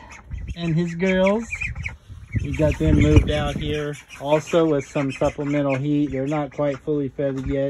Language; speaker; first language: English; native; English